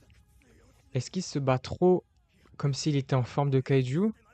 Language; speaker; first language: French; native; French